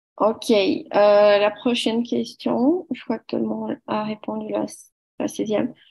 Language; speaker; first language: French; non-native, learner; Portuguese